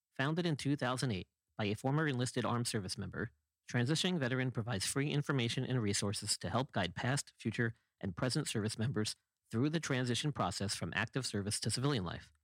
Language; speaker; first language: English; native; English